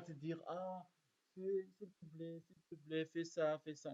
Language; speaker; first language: French; non-native, learner; Arabic